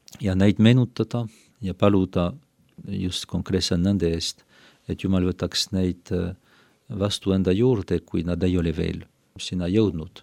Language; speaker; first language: Estonian; non-native, fluent; French